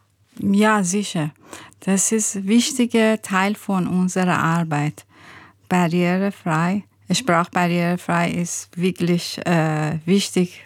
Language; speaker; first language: German; non-native, learner; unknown